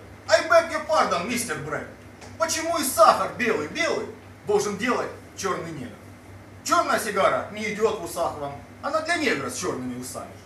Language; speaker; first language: Russian; native; Russian